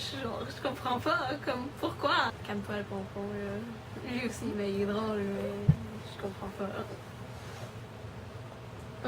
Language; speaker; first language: French; early bilingual, other home language; Spanish